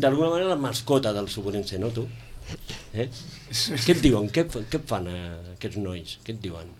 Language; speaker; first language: Catalan; native; Catalan